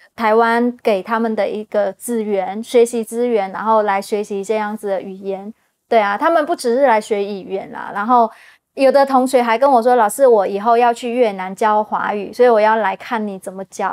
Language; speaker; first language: Chinese; non-native, fluent; Vietnamese